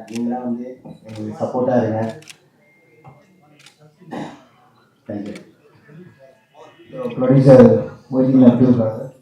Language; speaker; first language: Tamil; native; Tamil